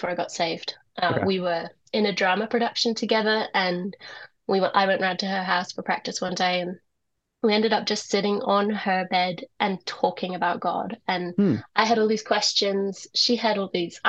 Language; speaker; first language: English; native; English